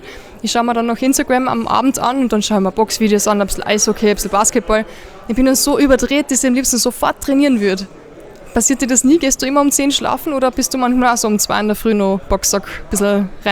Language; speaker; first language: German; native; German